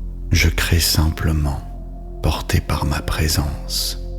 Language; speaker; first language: French; native; French